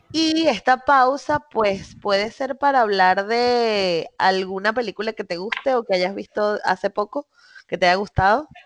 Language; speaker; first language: Spanish; native; Spanish